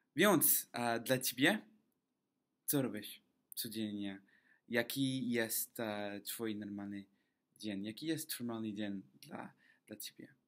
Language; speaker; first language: Polish; non-native, learner; English